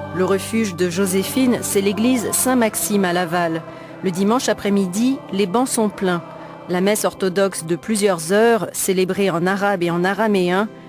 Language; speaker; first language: French; native; French